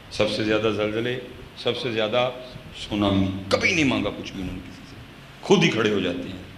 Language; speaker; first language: Urdu; non-native, local second language; Punjabi